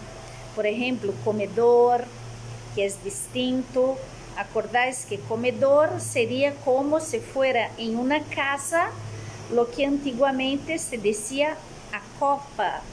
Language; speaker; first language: Spanish; non-native, fluent; Portuguese